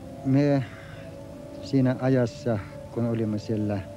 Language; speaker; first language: Finnish; early bilingual, heritage; Finnish